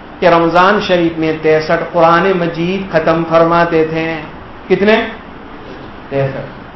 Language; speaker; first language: Urdu; non-native, local second language; Gujarati